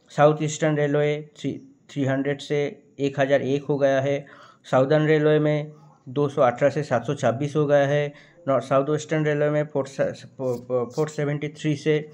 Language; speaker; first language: Hindi; non-native, local second language; Bangla